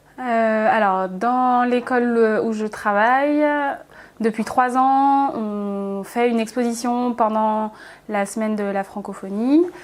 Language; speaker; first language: French; native; French